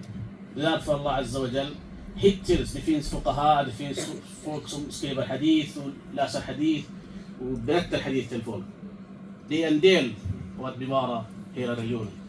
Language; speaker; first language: Swedish; non-native, fluent; Urdu